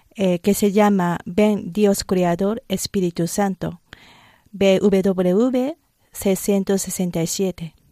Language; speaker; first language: Spanish; non-native, fluent; Japanese